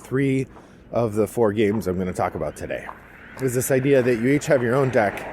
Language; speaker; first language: English; native; English